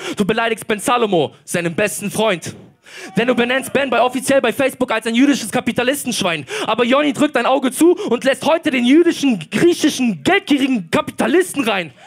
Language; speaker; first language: German; early bilingual, other home language; Polish